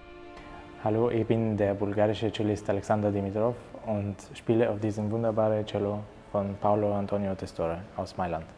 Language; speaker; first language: German; non-native, fluent; Bulgarian